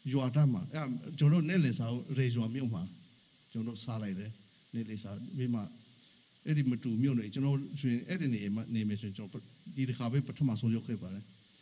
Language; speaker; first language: Burmese; non-native, local second language; Hakha Chin